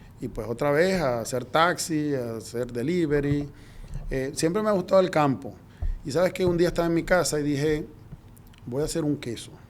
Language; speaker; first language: Spanish; native; Spanish